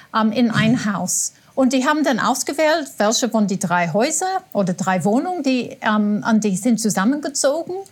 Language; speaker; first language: German; non-native, fluent; English